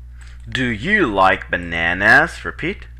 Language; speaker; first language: English; non-native, fluent; Spanish